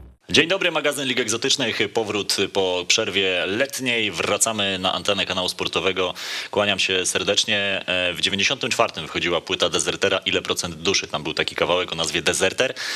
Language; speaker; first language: Polish; native; Polish